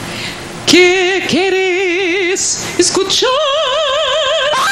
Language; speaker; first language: Spanish; non-native, learner; Finnish